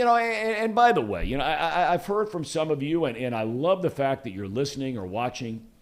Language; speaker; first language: English; native; English